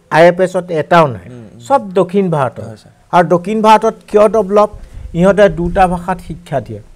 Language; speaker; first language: Assamese; non-native, local second language; Mising